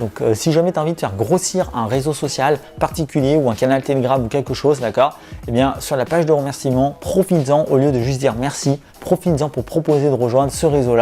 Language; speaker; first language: French; native; French